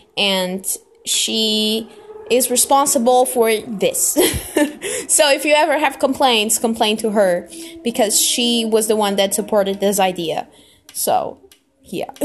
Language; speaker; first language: English; non-native, fluent; Portuguese